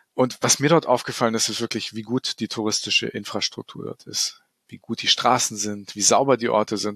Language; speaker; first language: German; native; German